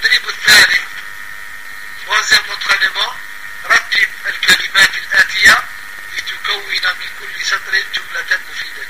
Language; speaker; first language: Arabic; non-native, fluent; French